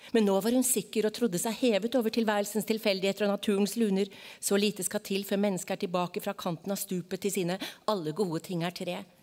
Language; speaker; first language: Norwegian; native; Norwegian